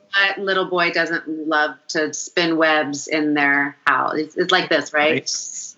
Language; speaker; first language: English; early bilingual, other home language; Italian